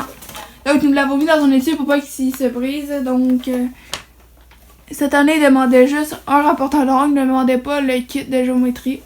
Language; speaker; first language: French; native; French